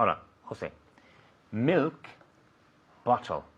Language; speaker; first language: Spanish; non-native, fluent; English